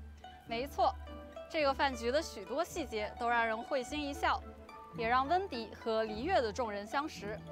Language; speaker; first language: Chinese; native; Chinese